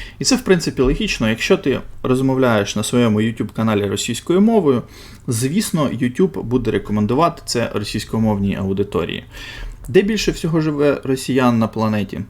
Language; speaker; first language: Ukrainian; non-native, local second language; Russian